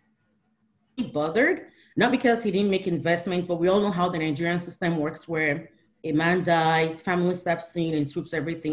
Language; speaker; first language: English; non-native, local second language; Igbo